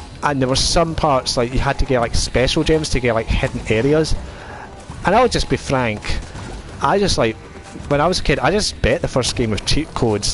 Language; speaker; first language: English; native; English